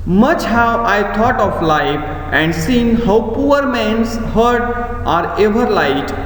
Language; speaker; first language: English; non-native, local second language; Marathi